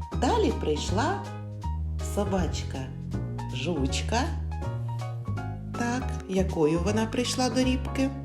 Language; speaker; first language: Ukrainian; native; Ukrainian